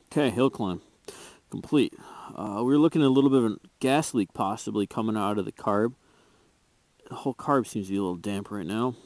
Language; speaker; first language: English; native; English